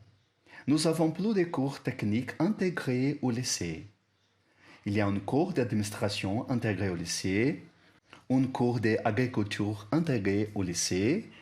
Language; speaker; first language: French; non-native, learner; Portuguese